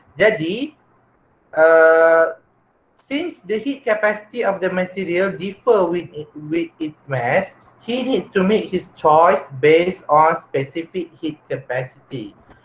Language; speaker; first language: English; non-native, local second language; Malay